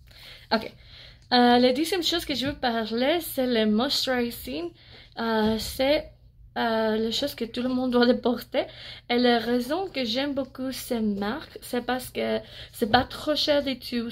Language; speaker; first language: French; non-native, learner; English